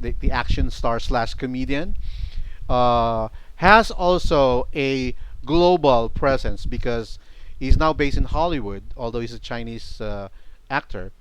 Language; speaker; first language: English; non-native, fluent; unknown